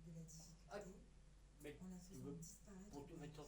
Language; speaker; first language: French; native; French